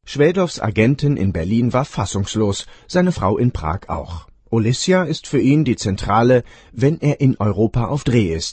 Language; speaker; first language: German; native; German